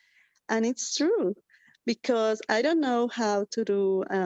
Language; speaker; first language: English; non-native, learner; Spanish